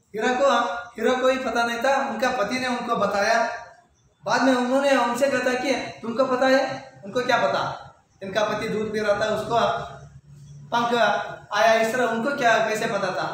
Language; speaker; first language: Hindi; non-native, local second language; Kannada